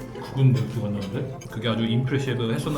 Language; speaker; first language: Korean; native; Korean